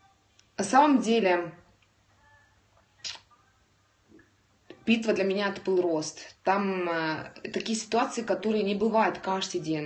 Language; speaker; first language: Russian; non-native, learner; Estonian